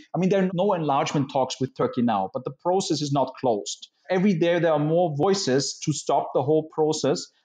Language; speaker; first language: English; non-native, fluent; German